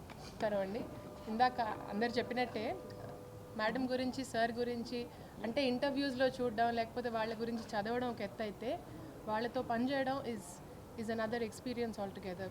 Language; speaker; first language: Telugu; native; Telugu